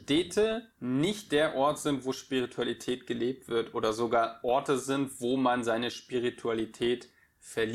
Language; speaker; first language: German; native; German